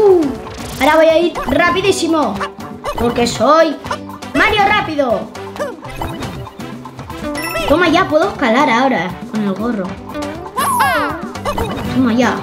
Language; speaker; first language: Spanish; native; Spanish